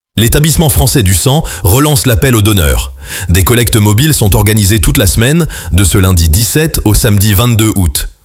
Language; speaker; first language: French; native; French